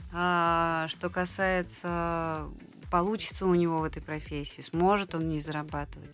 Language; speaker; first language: Russian; native; Russian